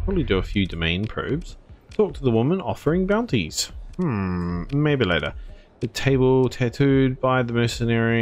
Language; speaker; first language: English; native; English